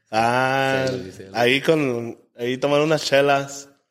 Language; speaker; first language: Spanish; early bilingual, heritage; Spanish